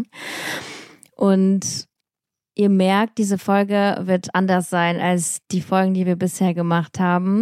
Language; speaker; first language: German; early bilingual, other home language; Russian